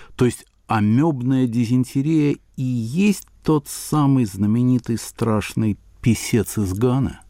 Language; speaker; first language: Russian; native; Russian